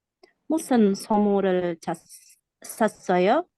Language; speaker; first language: Korean; non-native, learner; Indonesian